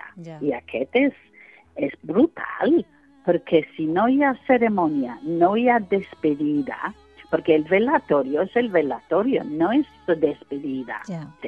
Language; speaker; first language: Catalan; non-native, fluent; English